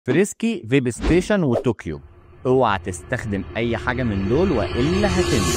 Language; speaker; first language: Arabic; native; Arabic